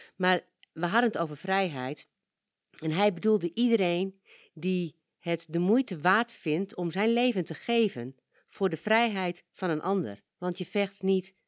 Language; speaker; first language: Dutch; native; Dutch